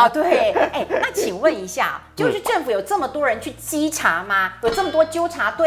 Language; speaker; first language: Chinese; native; Chinese